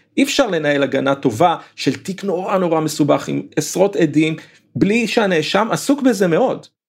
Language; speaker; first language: Hebrew; native; Hebrew